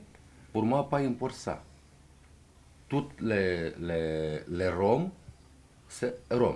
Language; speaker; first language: French; non-native, learner; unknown